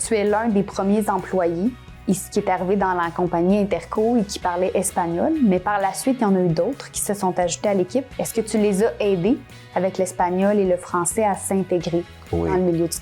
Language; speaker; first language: French; native; French